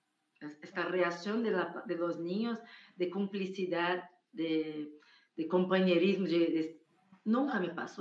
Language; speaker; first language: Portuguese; non-native, fluent; Spanish